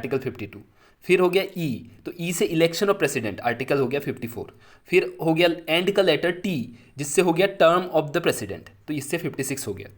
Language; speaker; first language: Hindi; native; Hindi